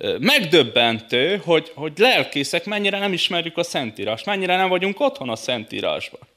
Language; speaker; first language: Hungarian; native; Hungarian